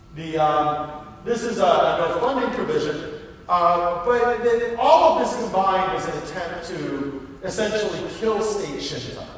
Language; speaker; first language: English; native; English